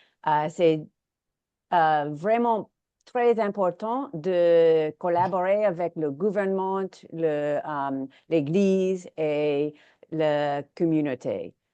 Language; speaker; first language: French; non-native, learner; English